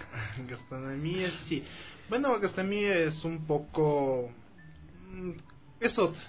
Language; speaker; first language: Spanish; non-native, fluent; Russian